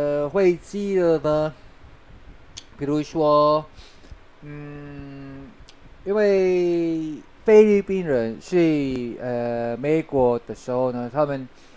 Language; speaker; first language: Chinese; non-native, learner; Filipino